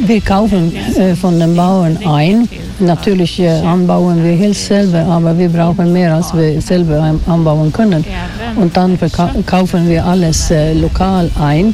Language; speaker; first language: German; non-native, fluent; Swedish